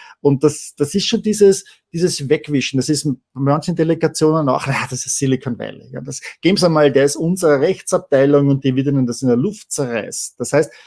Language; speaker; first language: German; native; German